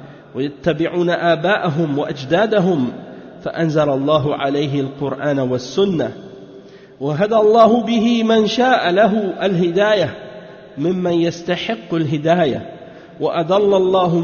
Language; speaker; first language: Arabic; non-native, fluent; French